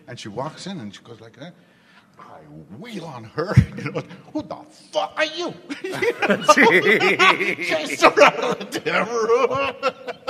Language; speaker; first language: English; non-native, local second language; Gujarati